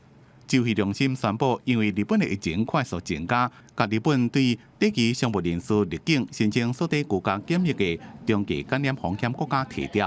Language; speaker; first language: Chinese; native; Chinese